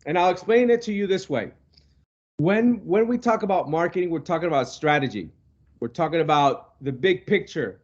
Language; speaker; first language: English; non-native, local second language; Spanish